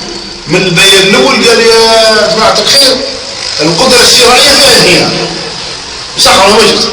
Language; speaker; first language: Arabic; native; Arabic